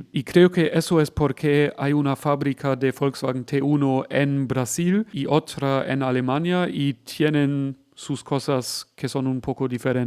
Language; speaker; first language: Spanish; non-native, fluent; German